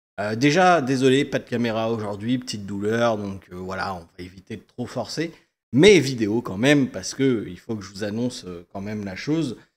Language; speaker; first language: French; native; French